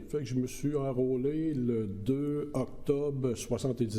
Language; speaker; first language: French; native; French